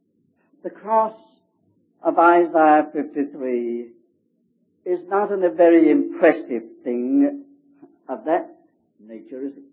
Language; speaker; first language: English; native; English